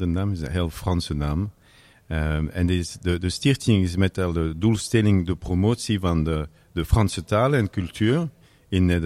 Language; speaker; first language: Dutch; non-native, learner; French